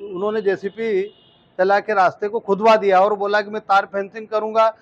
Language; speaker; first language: Hindi; native; Hindi